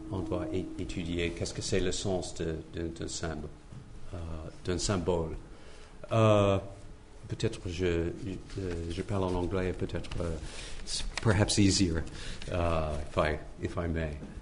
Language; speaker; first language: French; non-native, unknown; English